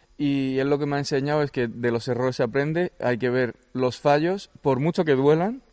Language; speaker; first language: Spanish; early bilingual, other home language; Georgian